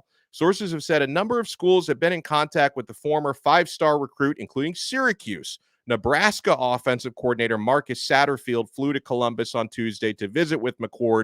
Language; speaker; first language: English; native; English